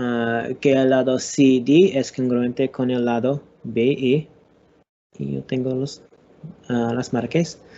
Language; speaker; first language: Spanish; non-native, learner; English